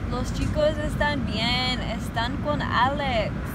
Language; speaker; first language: Spanish; non-native, learner; English